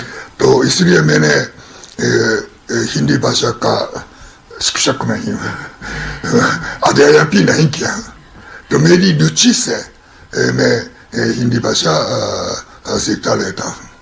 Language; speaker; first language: Hindi; non-native, fluent; Japanese